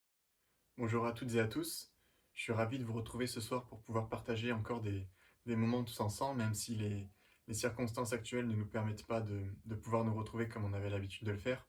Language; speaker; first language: French; native; French